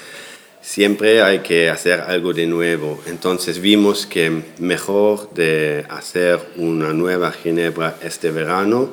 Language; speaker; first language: Spanish; non-native, fluent; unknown